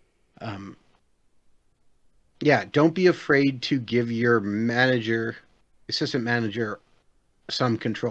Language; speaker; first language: English; native; English